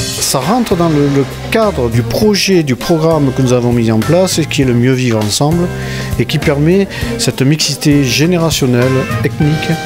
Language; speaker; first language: French; native; French